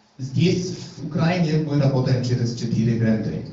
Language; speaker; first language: Russian; non-native, learner; German